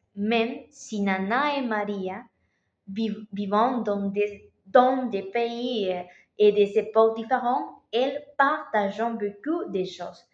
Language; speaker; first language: French; non-native, learner; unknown